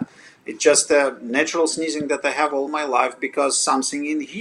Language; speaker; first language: English; non-native, fluent; Russian